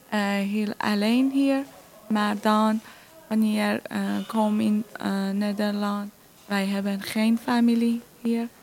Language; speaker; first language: Dutch; non-native, learner; Persian